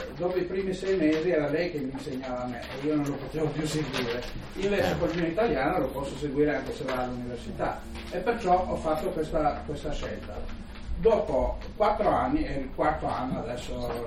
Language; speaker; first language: Italian; non-native, fluent; Albanian